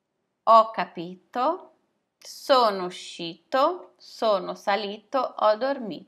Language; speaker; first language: Italian; non-native, fluent; Portuguese